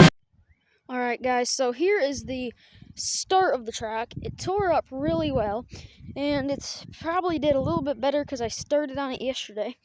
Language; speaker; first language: English; native; English